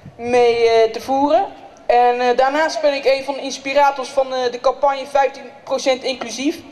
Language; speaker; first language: Dutch; early bilingual, other home language; Turkish